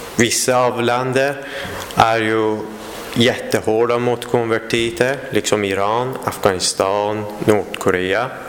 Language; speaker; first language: Swedish; non-native, fluent; Persian